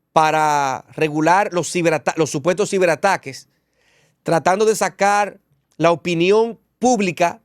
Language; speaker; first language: Spanish; native; Spanish